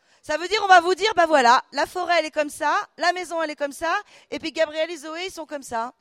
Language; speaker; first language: French; native; French